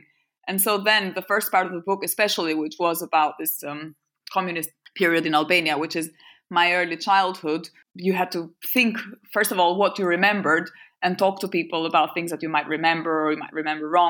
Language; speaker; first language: English; non-native, fluent; French